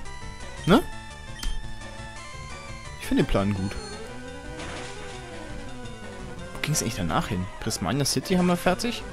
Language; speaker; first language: German; native; German